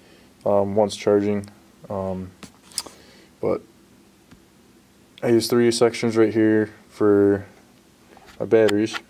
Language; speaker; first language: English; native; English